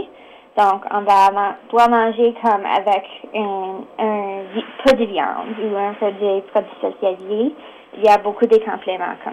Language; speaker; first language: French; non-native, local second language; English